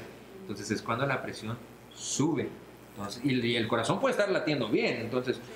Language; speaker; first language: Spanish; native; Spanish